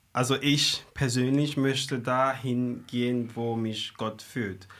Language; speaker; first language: German; non-native, fluent; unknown